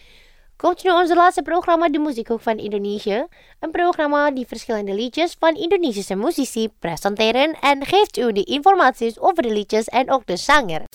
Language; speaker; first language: Dutch; non-native, fluent; Indonesian